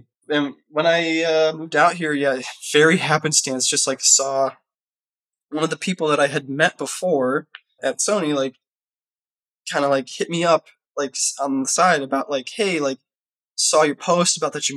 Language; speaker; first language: English; native; English